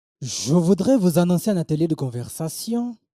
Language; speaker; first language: French; non-native, learner; Swahili